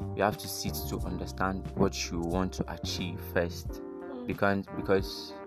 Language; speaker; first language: English; non-native, local second language; Igbo